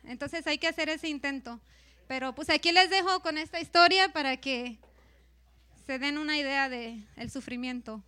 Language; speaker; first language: Spanish; early bilingual, heritage; Spanish